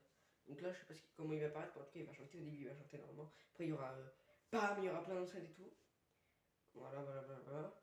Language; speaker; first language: French; native; French